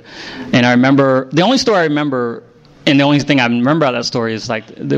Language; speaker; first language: English; native; English